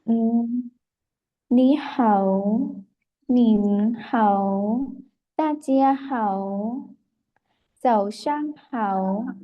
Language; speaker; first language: Chinese; non-native, learner; Lao